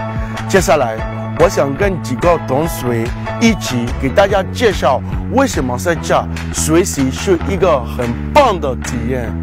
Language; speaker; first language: Chinese; non-native, fluent; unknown